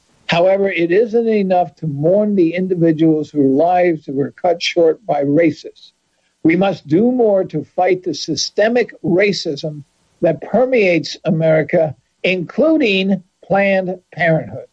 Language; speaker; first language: English; native; English